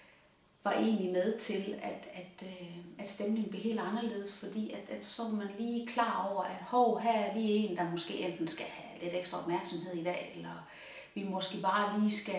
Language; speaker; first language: Danish; native; Danish